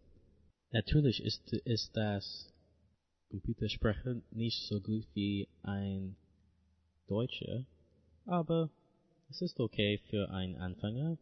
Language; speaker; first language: German; non-native, learner; English